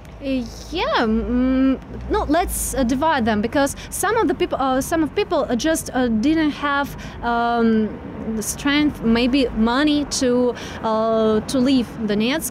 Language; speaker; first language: English; non-native, fluent; Russian